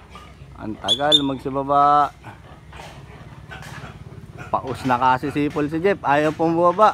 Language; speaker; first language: Filipino; native; Filipino